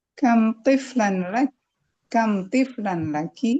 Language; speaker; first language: Arabic; non-native, learner; Indonesian